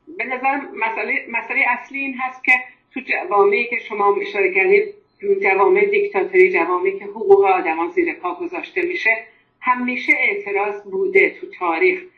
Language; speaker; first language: Persian; non-native, local second language; Azerbaijani